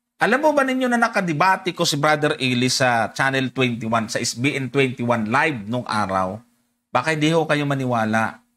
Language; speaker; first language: Filipino; non-native, local second language; Cebuano